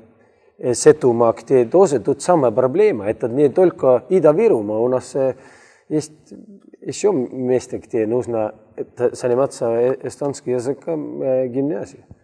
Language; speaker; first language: Russian; non-native, learner; Estonian